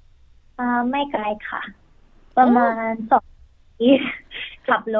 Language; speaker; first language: Thai; early bilingual, heritage; Thai